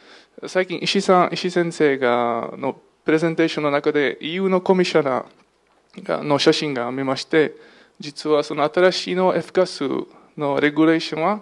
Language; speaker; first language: Japanese; non-native, fluent; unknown